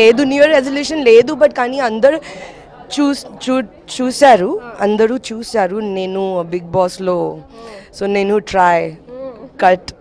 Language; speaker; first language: Telugu; non-native, learner; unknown